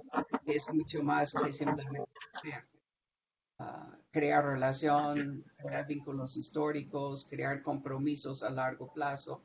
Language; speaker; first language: Spanish; non-native, fluent; English